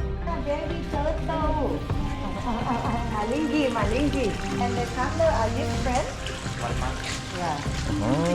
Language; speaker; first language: English; non-native, learner; Thai